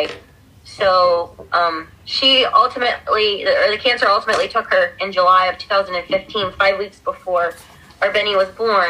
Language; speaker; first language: English; native; English